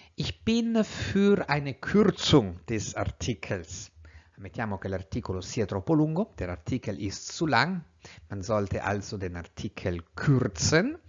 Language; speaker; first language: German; non-native, fluent; Italian